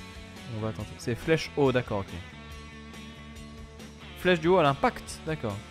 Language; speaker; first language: French; native; French